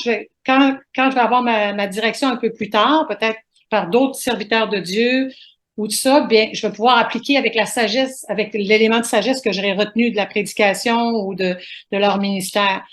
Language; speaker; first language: French; native; French